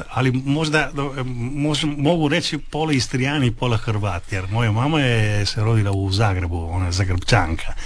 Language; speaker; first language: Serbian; early bilingual, heritage; Italian